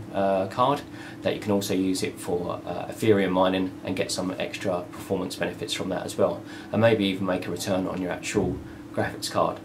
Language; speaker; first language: English; native; English